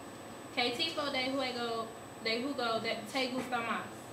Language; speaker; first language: Spanish; non-native, learner; English